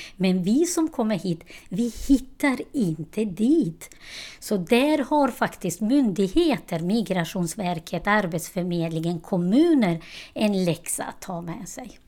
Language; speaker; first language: Swedish; non-native, fluent; Albanian